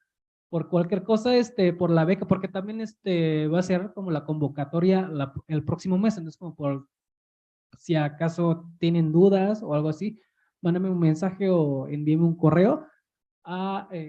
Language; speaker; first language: Spanish; early bilingual, heritage; Spanish